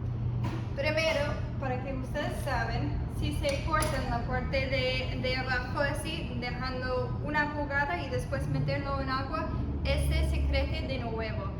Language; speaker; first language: Spanish; early bilingual, heritage; Spanish